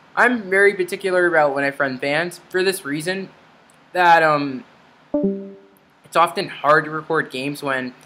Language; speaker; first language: English; native; English